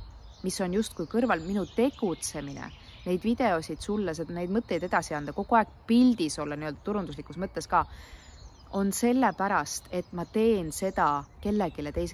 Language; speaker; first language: Estonian; native; Estonian